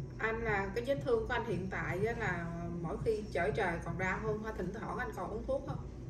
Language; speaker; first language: Vietnamese; native; Vietnamese